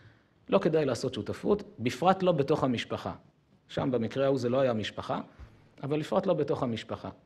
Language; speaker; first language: Hebrew; native; Hebrew